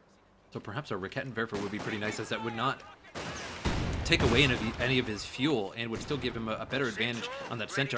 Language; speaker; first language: English; native; English